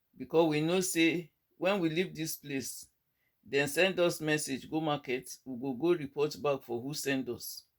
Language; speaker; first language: Nigerian Pidgin; non-native, local second language; Yoruba